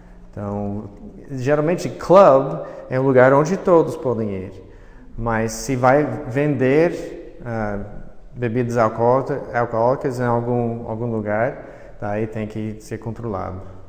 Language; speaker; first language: Portuguese; non-native, fluent; English